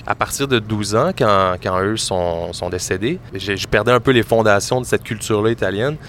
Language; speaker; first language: French; native; French